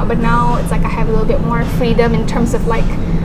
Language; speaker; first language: English; non-native, local second language; Malay